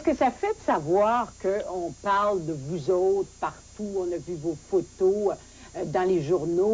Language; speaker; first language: French; native; French